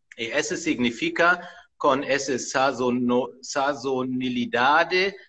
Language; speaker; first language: Portuguese; non-native, learner; German